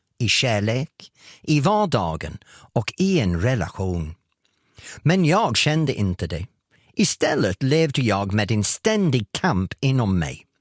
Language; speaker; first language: Swedish; non-native, fluent; English